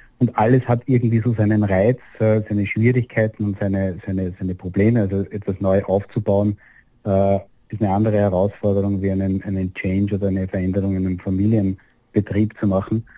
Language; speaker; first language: German; native; German